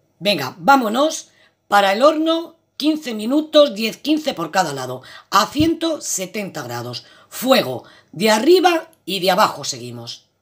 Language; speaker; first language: Spanish; native; Spanish